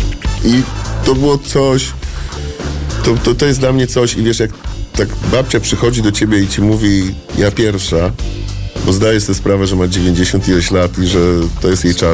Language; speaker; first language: Polish; native; Polish